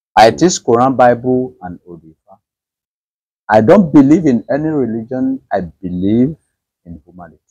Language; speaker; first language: English; non-native, local second language; Yoruba